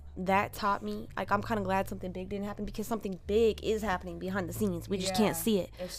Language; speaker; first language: English; native; English